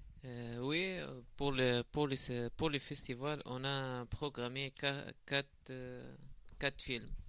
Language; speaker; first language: French; non-native, learner; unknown